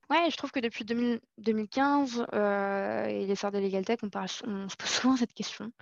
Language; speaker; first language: French; non-native, local second language; Arabic